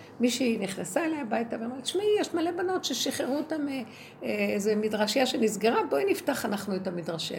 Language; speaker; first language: Hebrew; native; Hebrew